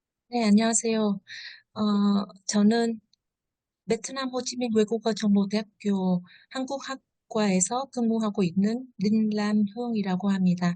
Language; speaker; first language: Korean; non-native, fluent; Vietnamese